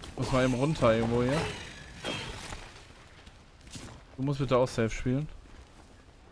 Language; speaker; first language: German; native; German